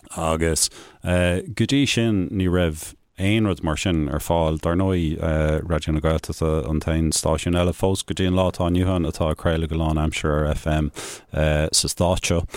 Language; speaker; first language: Irish; native; Irish